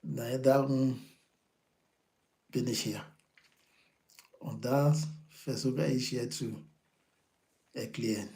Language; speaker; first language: German; non-native, learner; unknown